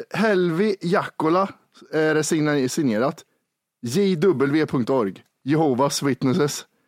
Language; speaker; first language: Swedish; native; Swedish